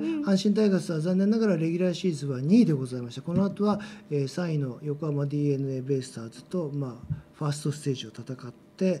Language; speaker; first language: Japanese; native; Japanese